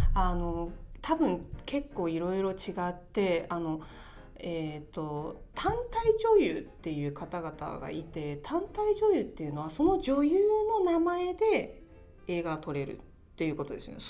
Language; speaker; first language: Japanese; non-native, fluent; Chinese